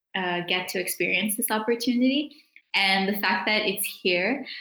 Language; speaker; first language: English; native; English